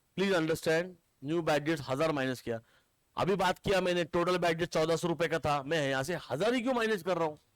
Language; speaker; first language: Hindi; non-native, local second language; Marathi